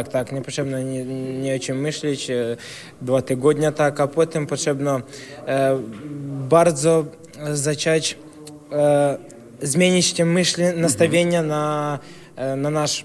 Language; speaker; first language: Polish; non-native, learner; Ukrainian